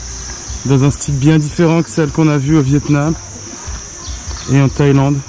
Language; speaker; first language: French; native; French